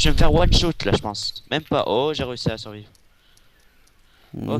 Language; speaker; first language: French; native; French